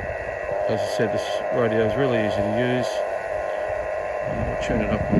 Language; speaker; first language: English; native; English